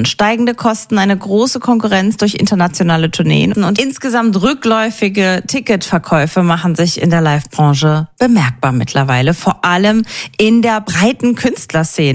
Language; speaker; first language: German; native; German